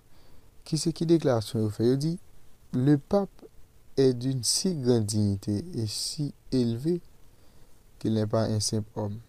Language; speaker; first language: French; non-native, local second language; Haitian Creole